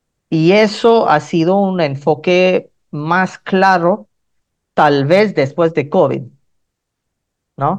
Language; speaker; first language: Spanish; non-native, fluent; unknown